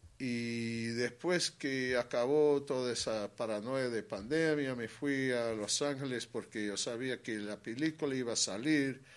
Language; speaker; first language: Spanish; non-native, fluent; English